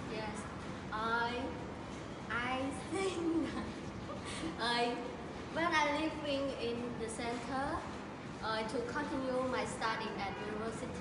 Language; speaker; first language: English; non-native, learner; Khmer